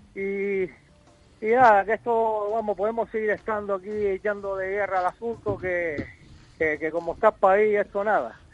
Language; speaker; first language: Spanish; native; Spanish